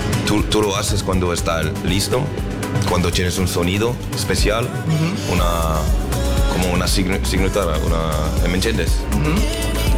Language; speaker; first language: Spanish; non-native, learner; French